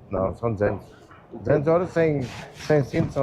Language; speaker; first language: Portuguese; non-native, learner; German